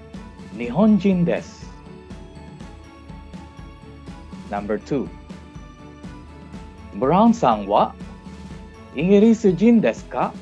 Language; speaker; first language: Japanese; non-native, fluent; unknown